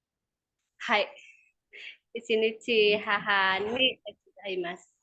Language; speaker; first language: Japanese; non-native, learner; Indonesian